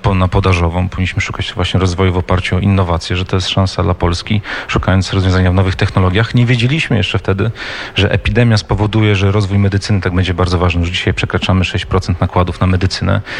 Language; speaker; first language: Polish; native; Polish